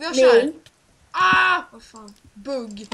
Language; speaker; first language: Swedish; native; Swedish